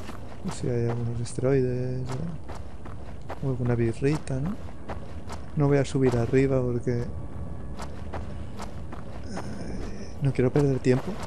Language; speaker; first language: Spanish; native; Spanish